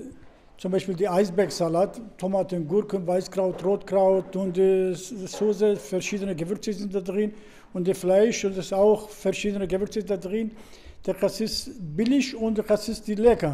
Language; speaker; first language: German; non-native, learner; Turkish